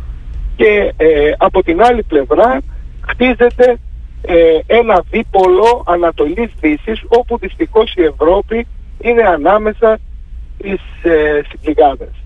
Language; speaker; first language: Greek; native; Greek